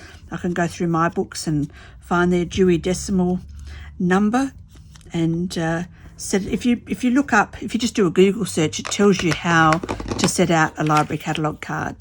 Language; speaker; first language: English; native; English